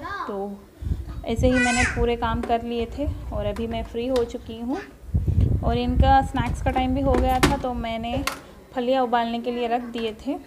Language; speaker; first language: Hindi; native; Hindi